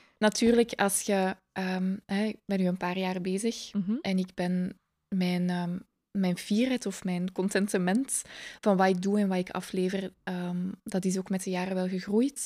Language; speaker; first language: Dutch; native; Dutch